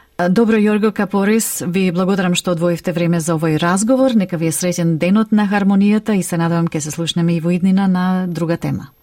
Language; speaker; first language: Macedonian; native; Macedonian